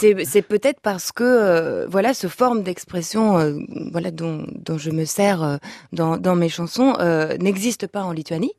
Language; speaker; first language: French; non-native, fluent; Lithuanian